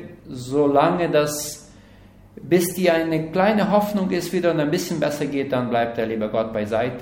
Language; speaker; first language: German; non-native, learner; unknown